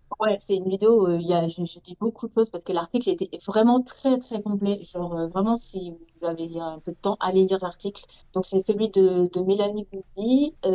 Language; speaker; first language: French; early bilingual, other home language; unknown